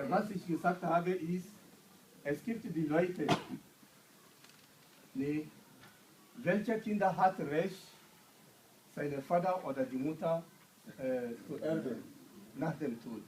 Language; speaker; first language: German; non-native, learner; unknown